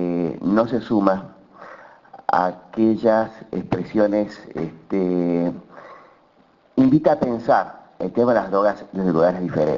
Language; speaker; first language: Spanish; native; Spanish